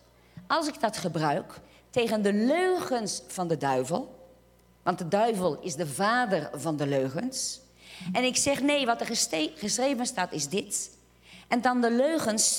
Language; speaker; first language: Dutch; non-native, fluent; Portuguese